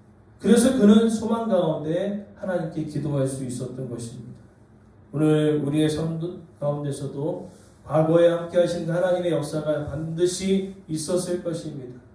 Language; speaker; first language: Korean; native; Korean